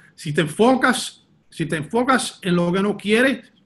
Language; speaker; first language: Spanish; early bilingual, heritage; Spanish